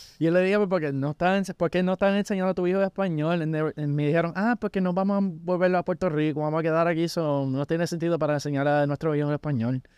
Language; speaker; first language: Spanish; non-native, fluent; English